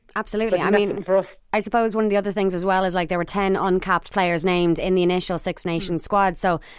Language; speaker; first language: English; native; English